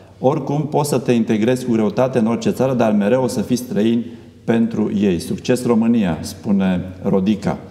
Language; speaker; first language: Romanian; native; Romanian